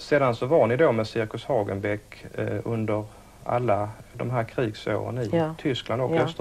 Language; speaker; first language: Swedish; native; Swedish